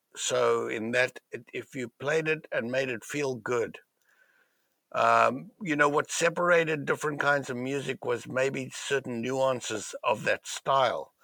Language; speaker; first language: English; native; English